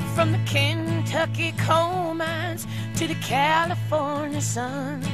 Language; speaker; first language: English; native; English